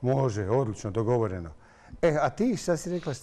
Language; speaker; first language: Bosnian; native; Bosnian